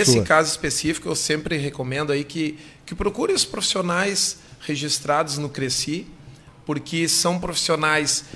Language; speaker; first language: Portuguese; native; Portuguese